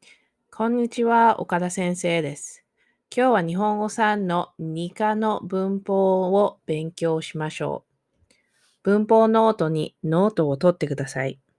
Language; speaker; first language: Japanese; non-native, fluent; English